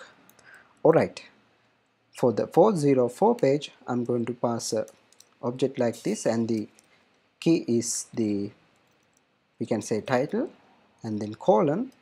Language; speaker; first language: English; non-native, fluent; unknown